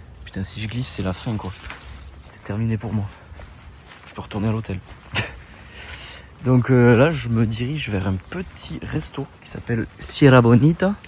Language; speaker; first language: French; native; French